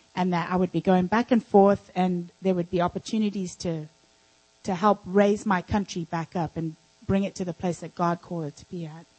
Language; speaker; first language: English; native; English